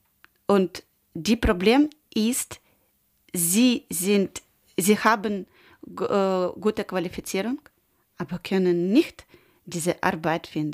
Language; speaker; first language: German; non-native, learner; Ukrainian